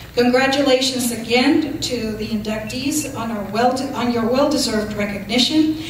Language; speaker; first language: English; early bilingual, other home language; Spanish